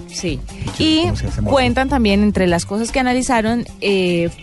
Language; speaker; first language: Spanish; native; Spanish